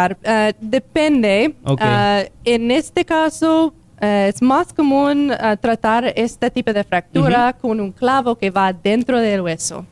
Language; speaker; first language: Spanish; non-native, learner; English